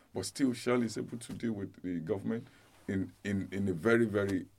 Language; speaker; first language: English; non-native, local second language; Yoruba